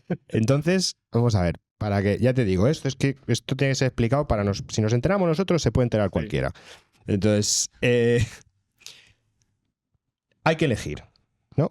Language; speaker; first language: Spanish; native; Spanish